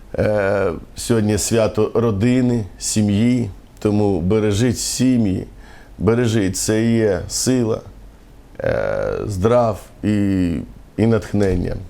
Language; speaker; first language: Ukrainian; non-native, local second language; Romany